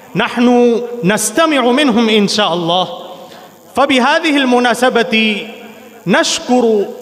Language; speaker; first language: Arabic; non-native, fluent; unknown